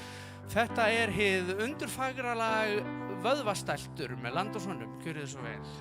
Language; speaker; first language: Icelandic; native; Icelandic